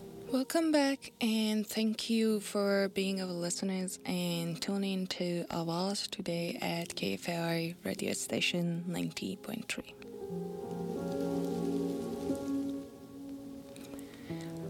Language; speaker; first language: English; non-native, fluent; Persian